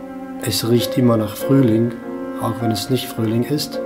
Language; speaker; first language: German; non-native, fluent; Bosnian